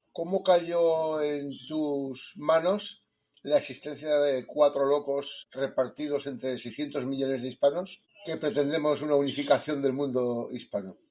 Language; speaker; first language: Spanish; native; Spanish